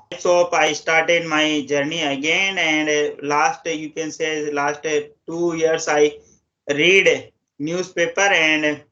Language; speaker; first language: English; non-native, local second language; Hindi